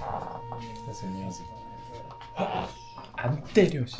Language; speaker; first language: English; non-native, learner; Korean